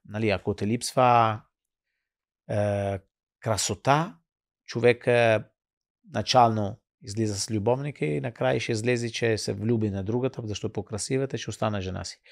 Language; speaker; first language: Bulgarian; non-native, fluent; Italian